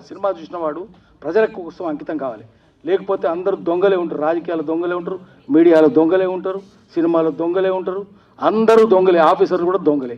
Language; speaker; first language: Telugu; native; Telugu